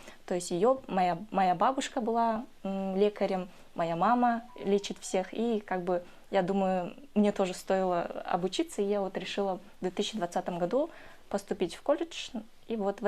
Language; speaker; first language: Russian; early bilingual, other home language; Kyrgyz